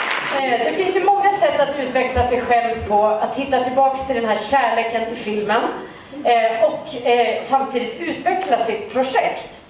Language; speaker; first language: Swedish; native; Swedish